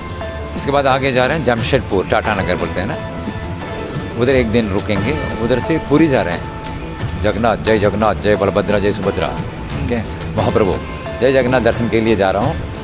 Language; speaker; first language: Hindi; non-native, local second language; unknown